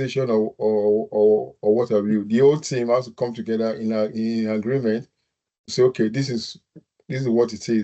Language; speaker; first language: English; non-native, local second language; Yoruba